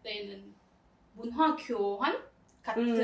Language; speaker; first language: Korean; non-native, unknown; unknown